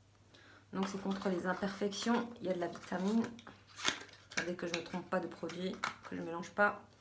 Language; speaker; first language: French; native; French